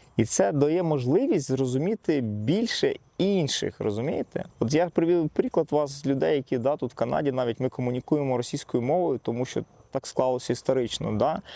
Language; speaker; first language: Ukrainian; non-native, local second language; Russian